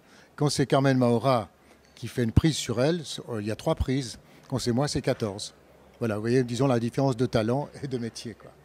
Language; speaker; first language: French; native; French